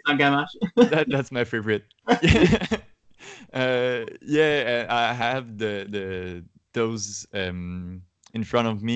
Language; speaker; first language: English; non-native, learner; French